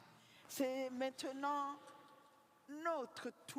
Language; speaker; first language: French; non-native, local second language; Rundi